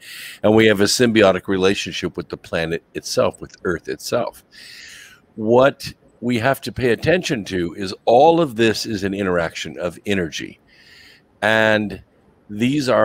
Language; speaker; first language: English; native; English